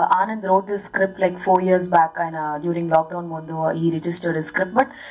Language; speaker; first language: Telugu; early bilingual, heritage; Telugu